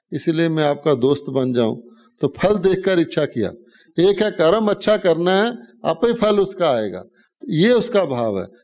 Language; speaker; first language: Hindi; native; Hindi